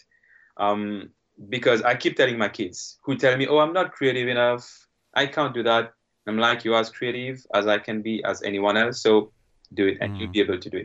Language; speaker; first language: English; non-native, fluent; Morisyen